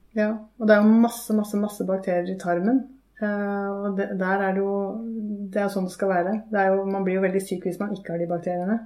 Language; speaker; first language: Norwegian; native; Norwegian